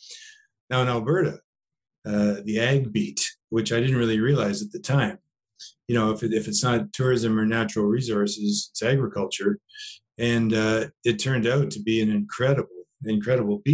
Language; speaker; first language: English; native; English